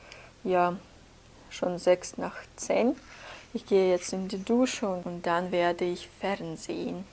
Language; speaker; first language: German; non-native, fluent; Russian